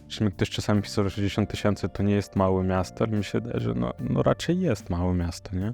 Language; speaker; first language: Polish; non-native, fluent; Russian